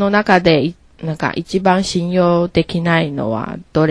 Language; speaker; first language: Japanese; non-native, learner; Chinese